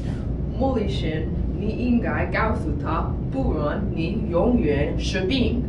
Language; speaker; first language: Chinese; non-native, learner; English